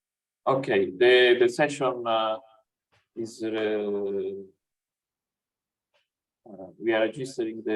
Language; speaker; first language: English; non-native, fluent; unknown